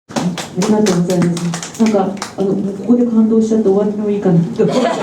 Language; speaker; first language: Japanese; native; Japanese